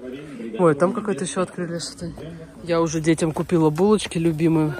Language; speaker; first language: Russian; native; Russian